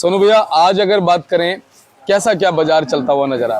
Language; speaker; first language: Hindi; native; Hindi